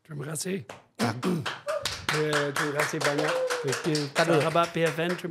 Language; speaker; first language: Indonesian; non-native, fluent; English